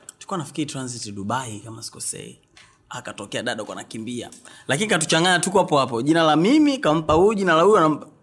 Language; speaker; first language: Swahili; native; Swahili